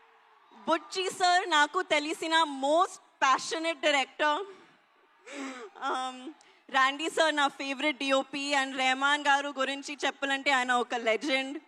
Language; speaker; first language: Telugu; non-native, local second language; Hindi